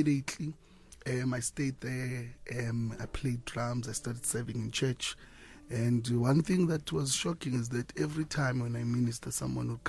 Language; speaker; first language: English; non-native, local second language; Zulu